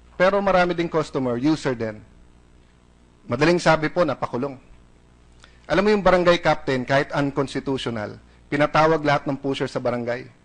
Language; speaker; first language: Filipino; native; Filipino